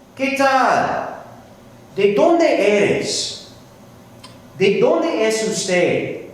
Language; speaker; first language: Spanish; non-native, fluent; English